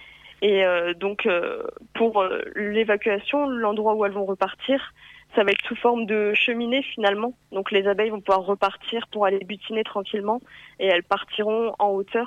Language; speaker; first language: French; native; French